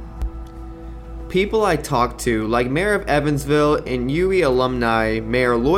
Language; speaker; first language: English; native; English